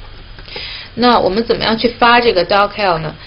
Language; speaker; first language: Chinese; native; Chinese